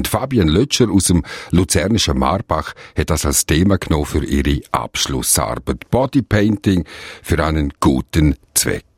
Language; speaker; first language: German; native; German